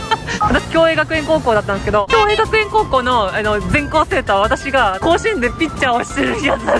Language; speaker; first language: Japanese; native; Japanese